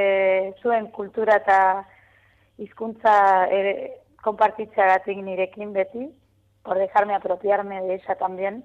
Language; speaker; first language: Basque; non-native, fluent; Spanish